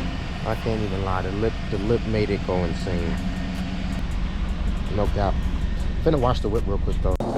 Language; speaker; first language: English; native; English